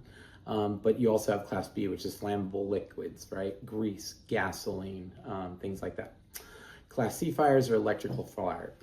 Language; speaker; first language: English; native; English